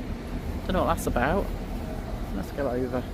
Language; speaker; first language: English; native; English